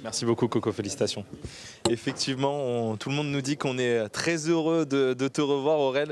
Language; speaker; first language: French; native; French